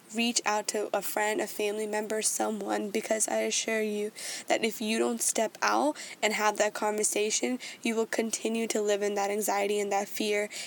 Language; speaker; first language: English; native; English